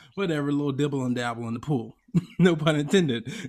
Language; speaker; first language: English; native; English